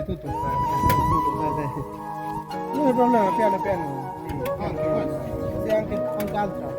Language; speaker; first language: Italian; non-native, learner; Bangla